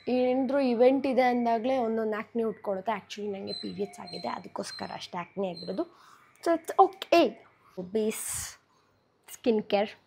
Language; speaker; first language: Kannada; non-native, local second language; Kodava